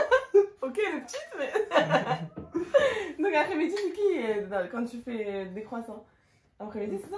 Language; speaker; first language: French; native; French